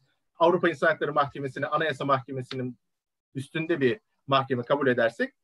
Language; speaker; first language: Turkish; native; Turkish